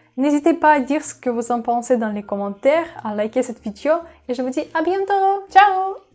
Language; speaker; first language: French; non-native, fluent; Russian